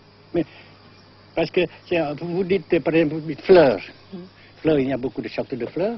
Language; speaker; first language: French; non-native, fluent; Vietnamese